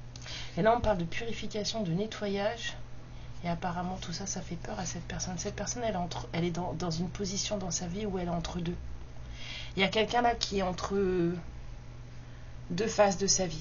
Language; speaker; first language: French; native; French